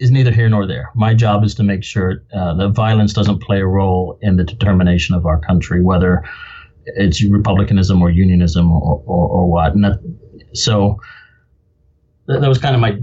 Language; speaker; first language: English; native; English